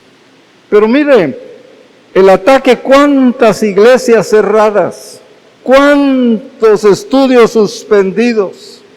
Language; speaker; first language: Spanish; native; Spanish